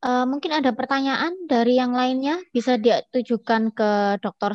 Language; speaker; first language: Indonesian; native; Indonesian